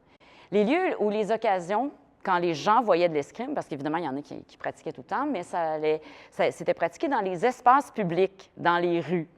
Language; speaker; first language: French; native; French